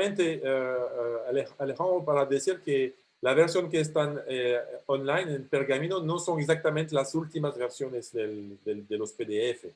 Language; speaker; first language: Spanish; non-native, fluent; French